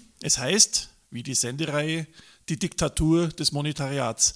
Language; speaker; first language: German; native; German